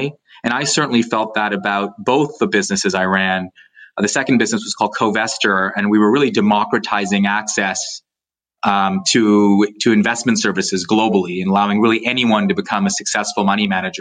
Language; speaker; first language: English; native; English